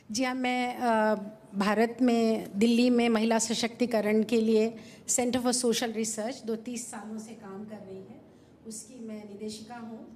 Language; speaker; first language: Hindi; native; Hindi